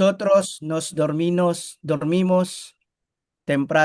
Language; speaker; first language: Spanish; non-native, learner; Filipino